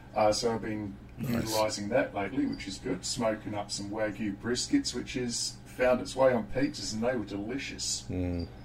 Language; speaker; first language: English; native; English